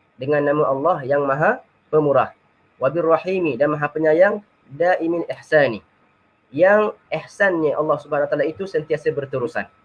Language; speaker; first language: Malay; native; Malay